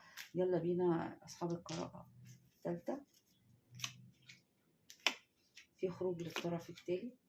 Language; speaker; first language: Arabic; native; Arabic